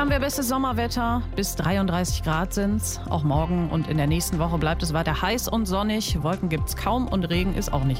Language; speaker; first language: German; native; German